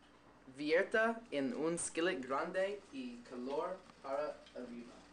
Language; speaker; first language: Spanish; non-native, learner; English